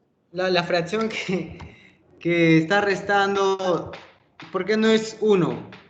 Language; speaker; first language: Spanish; native; Spanish